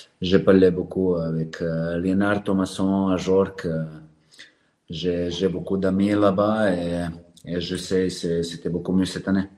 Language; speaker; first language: French; non-native, learner; Serbian